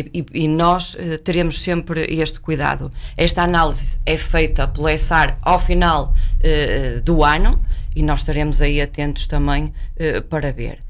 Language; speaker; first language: Portuguese; native; Portuguese